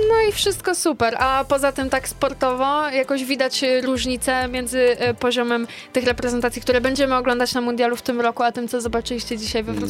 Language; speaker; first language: Polish; native; Polish